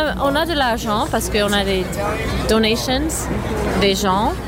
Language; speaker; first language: French; non-native, fluent; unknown